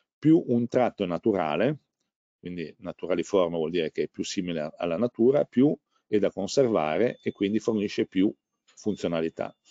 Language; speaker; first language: Italian; native; Italian